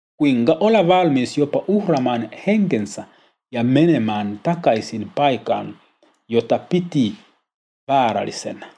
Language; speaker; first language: Finnish; non-native, learner; Swahili